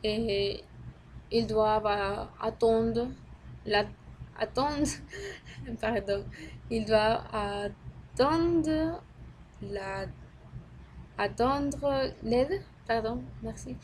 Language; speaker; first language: French; non-native, learner; Spanish